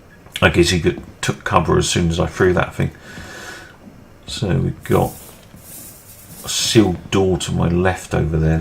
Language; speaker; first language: English; native; English